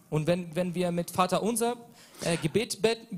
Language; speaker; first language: German; non-native, learner; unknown